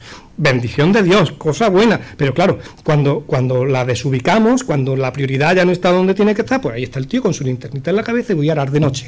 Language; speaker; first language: Spanish; native; Spanish